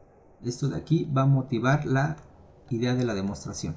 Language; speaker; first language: Spanish; native; Spanish